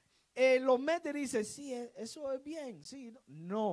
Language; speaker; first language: Spanish; non-native, learner; English